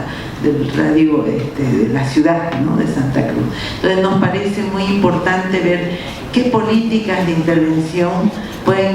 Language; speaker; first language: Spanish; native; Spanish